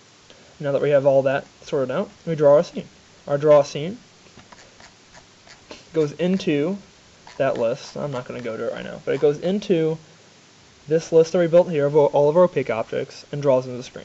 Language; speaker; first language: English; native; English